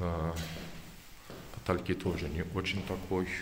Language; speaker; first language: Russian; non-native, learner; Turkish